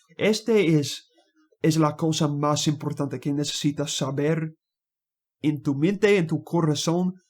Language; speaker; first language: Spanish; non-native, learner; English